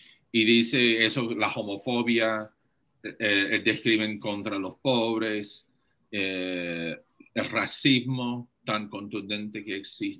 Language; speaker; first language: Spanish; non-native, fluent; English